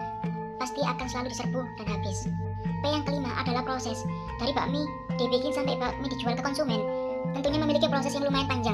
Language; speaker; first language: Indonesian; native; Indonesian